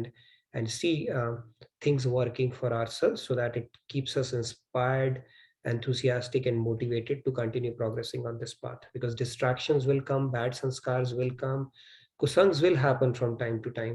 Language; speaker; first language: English; non-native, local second language; Hindi